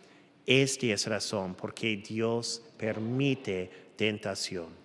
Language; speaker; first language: Spanish; non-native, fluent; English